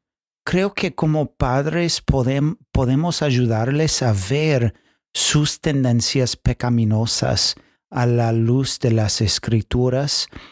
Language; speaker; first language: Spanish; non-native, fluent; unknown